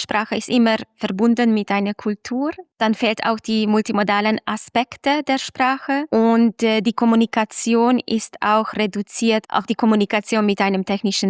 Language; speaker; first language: German; non-native, fluent; Hungarian